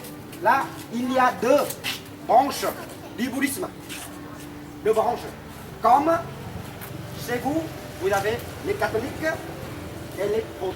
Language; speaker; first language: French; non-native, fluent; Vietnamese